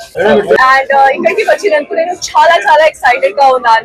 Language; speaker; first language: Telugu; non-native, learner; Kannada